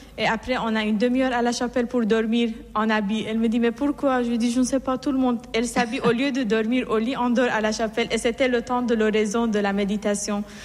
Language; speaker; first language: French; non-native, fluent; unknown